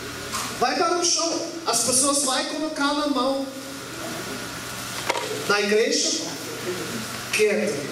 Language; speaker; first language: Portuguese; non-native, learner; German